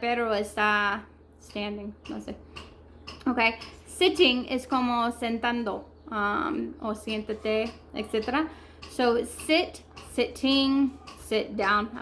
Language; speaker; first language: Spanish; non-native, learner; English